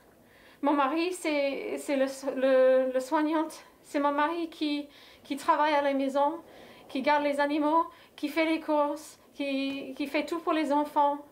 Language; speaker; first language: French; non-native, fluent; English